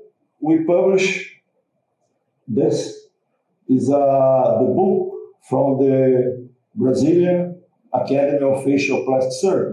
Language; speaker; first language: English; non-native, learner; Portuguese